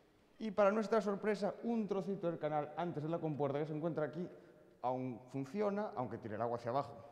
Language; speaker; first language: Spanish; native; Spanish